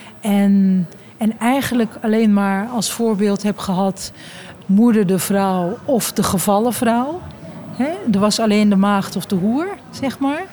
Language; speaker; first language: Dutch; early bilingual, other home language; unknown